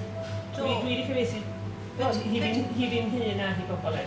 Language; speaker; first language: Welsh; native; Welsh